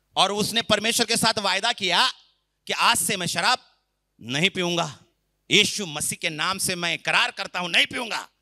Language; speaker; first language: Hindi; non-native, local second language; Marathi